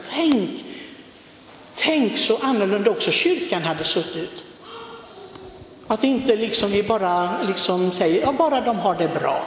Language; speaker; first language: Swedish; non-native, fluent; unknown